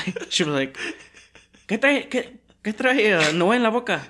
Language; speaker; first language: Spanish; early bilingual, heritage; Spanish